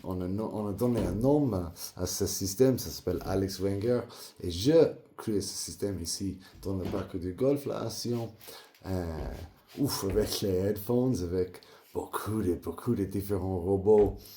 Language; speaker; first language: French; non-native, learner; English